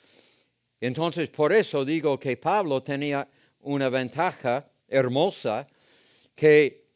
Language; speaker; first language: Spanish; non-native, fluent; English